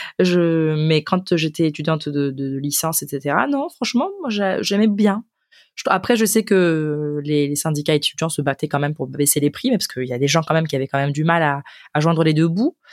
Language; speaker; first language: French; native; French